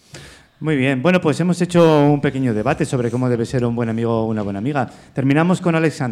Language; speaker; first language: Spanish; native; Spanish